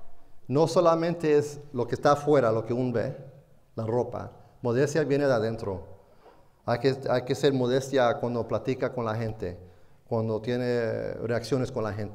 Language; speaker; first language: Spanish; non-native, fluent; English